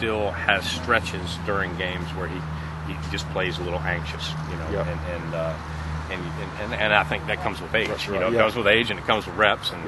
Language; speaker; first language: English; native; English